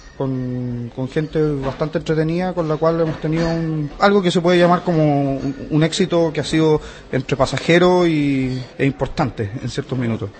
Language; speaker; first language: Spanish; native; Spanish